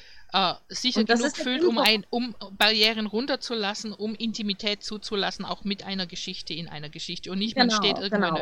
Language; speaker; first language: German; native; German